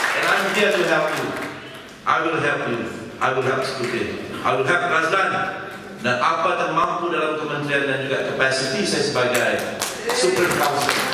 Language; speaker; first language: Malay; non-native, local second language; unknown